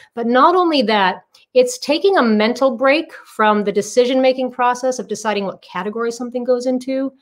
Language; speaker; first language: English; native; English